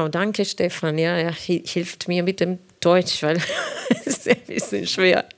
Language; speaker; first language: German; non-native, fluent; Spanish